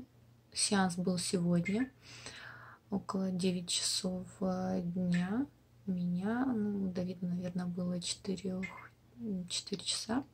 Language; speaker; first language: Russian; non-native, local second language; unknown